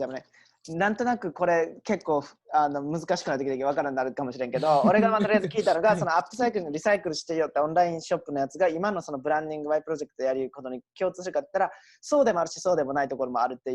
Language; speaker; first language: Japanese; native; Japanese